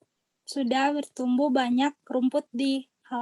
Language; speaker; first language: Indonesian; native; Indonesian